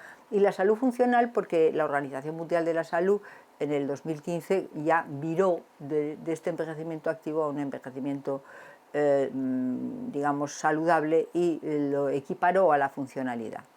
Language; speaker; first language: Spanish; native; Spanish